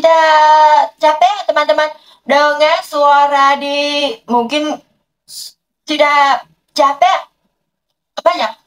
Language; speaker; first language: Indonesian; non-native, learner; Vietnamese